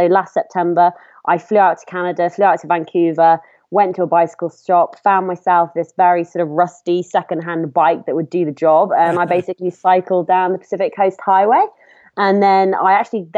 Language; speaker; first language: English; native; English